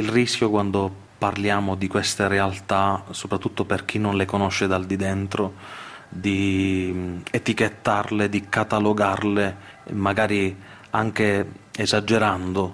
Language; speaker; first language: Italian; native; Italian